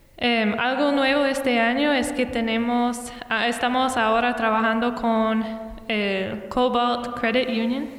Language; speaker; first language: Spanish; non-native, fluent; English